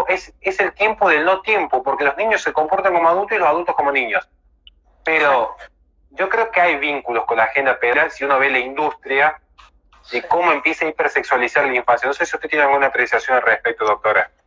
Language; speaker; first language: Spanish; native; Spanish